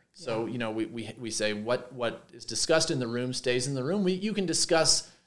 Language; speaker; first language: English; native; English